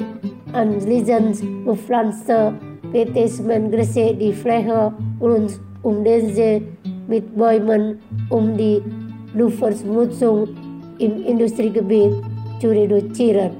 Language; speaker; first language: German; non-native, fluent; Indonesian